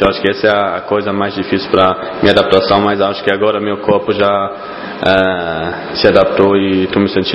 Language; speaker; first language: Portuguese; non-native, fluent; German